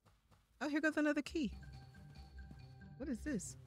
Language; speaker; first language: English; native; English